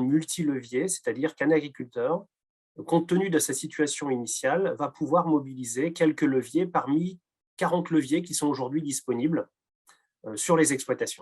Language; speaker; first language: French; native; French